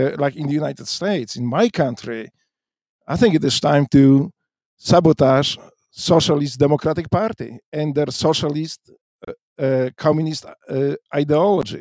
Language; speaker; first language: English; non-native, fluent; Polish